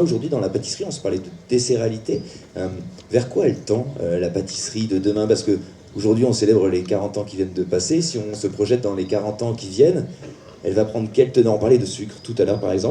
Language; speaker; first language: French; native; French